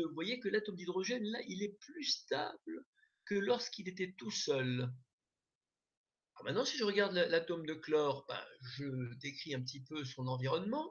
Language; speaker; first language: French; native; French